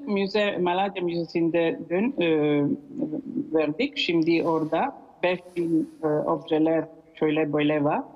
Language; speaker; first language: Turkish; non-native, learner; Italian